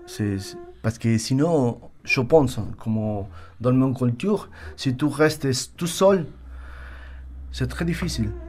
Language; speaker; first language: French; non-native, learner; Spanish